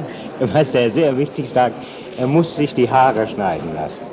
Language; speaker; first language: German; non-native, fluent; English